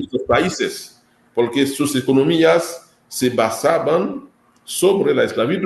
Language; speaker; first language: Spanish; non-native, fluent; Haitian Creole